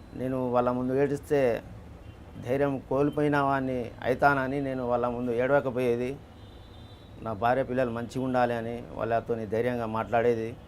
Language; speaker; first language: Telugu; non-native, local second language; Urdu